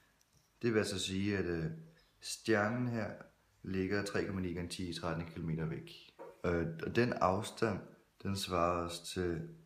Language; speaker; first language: Danish; native; Danish